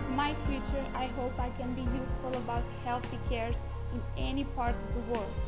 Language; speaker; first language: English; non-native, fluent; Portuguese